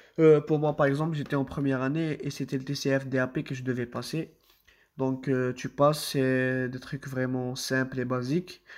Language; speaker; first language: French; non-native, local second language; Arabic